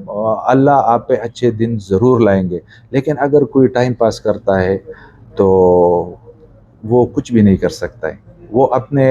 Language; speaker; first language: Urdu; non-native, local second language; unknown